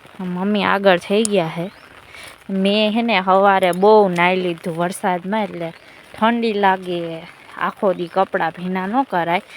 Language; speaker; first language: Gujarati; native; Gujarati